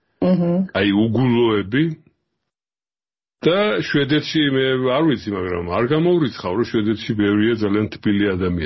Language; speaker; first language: Georgian; native; Georgian